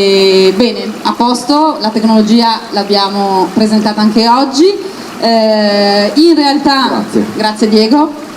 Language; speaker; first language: Italian; native; Italian